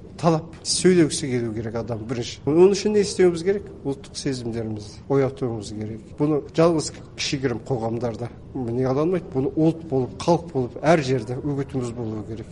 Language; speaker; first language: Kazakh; early bilingual, heritage; Kazakh